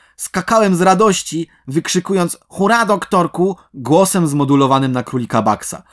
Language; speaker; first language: Polish; native; Polish